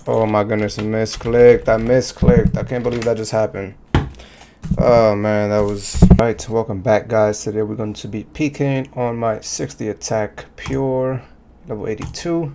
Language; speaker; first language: English; native; English